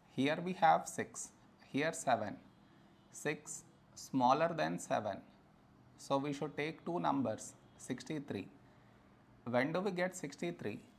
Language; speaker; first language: English; non-native, local second language; Telugu